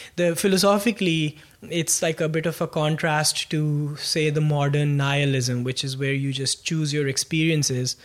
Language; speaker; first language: English; non-native, local second language; Punjabi